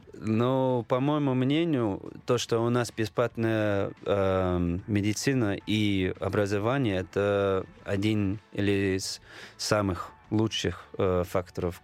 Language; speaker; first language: Russian; non-native, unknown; English